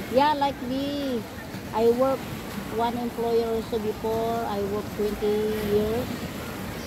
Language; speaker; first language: English; non-native, learner; Filipino